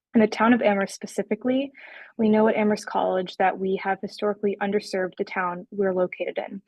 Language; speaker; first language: English; native; English